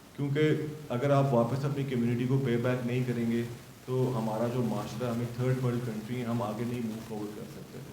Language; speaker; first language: Urdu; native; Urdu